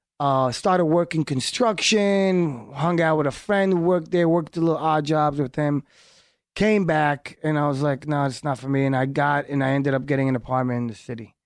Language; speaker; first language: English; early bilingual, other home language; Hebrew